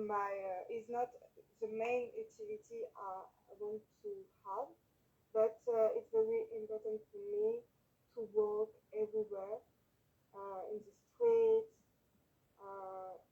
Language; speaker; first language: English; non-native, learner; French